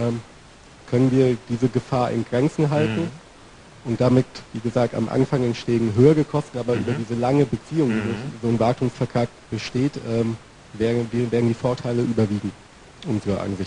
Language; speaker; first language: German; native; German